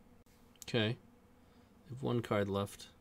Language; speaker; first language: English; native; English